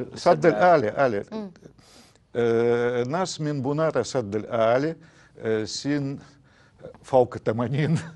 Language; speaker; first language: Arabic; non-native, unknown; Russian